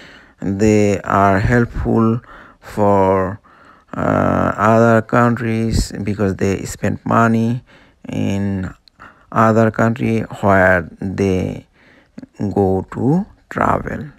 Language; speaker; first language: English; non-native, local second language; Bangla